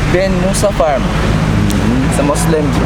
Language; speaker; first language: English; non-native, local second language; Filipino